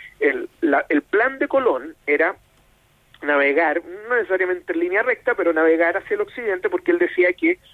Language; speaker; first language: Spanish; native; Spanish